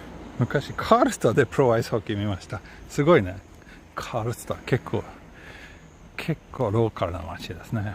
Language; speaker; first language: Japanese; non-native, learner; Swedish